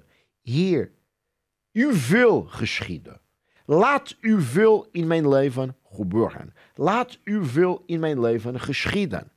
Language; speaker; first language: Dutch; non-native, fluent; Portuguese